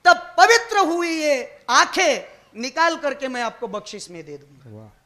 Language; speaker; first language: Hindi; non-native, local second language; Marathi